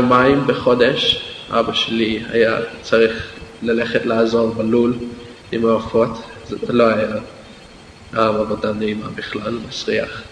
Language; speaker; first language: Hebrew; non-native, fluent; English